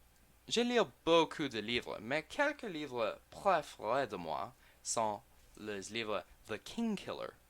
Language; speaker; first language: French; non-native, learner; English